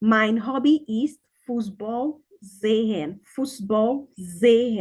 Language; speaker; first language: German; non-native, learner; Yoruba